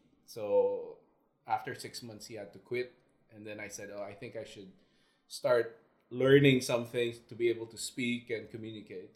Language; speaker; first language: English; non-native, local second language; Filipino